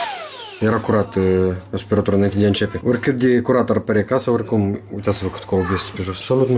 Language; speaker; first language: Romanian; native; Romanian